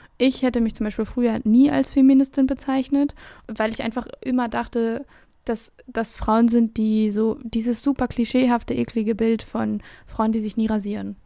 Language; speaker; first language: German; native; German